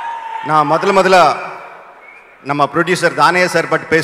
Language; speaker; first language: Tamil; non-native, local second language; Telugu